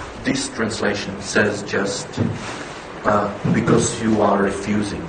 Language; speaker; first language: English; non-native, fluent; Czech